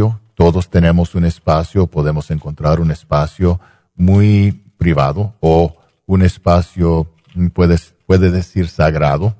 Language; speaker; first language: Spanish; non-native, fluent; English